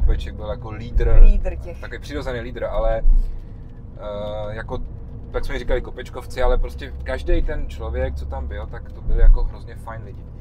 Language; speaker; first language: Czech; native; Czech